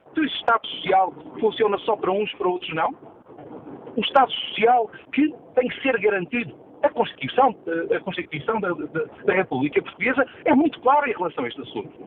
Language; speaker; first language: Portuguese; native; Portuguese